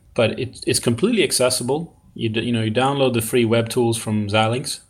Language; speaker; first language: English; non-native, fluent; Swedish